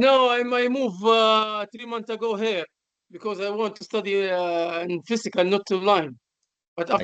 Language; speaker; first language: English; non-native, learner; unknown